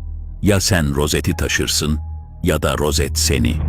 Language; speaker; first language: Turkish; native; Turkish